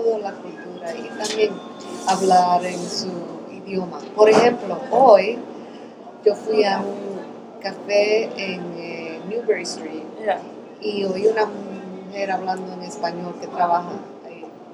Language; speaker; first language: Spanish; early bilingual, other home language; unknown